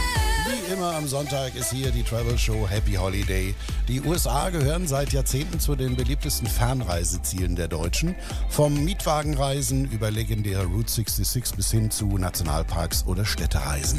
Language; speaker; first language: German; native; German